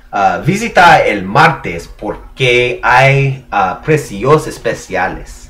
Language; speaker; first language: Spanish; non-native, learner; English